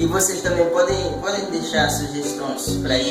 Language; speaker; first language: Portuguese; non-native, local second language; Haitian Creole